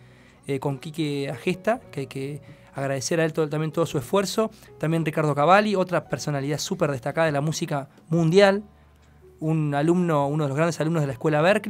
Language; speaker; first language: Spanish; native; Spanish